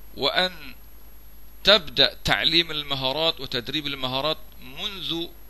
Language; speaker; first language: Arabic; non-native, fluent; Malay